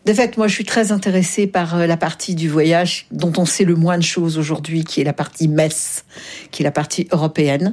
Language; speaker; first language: French; native; French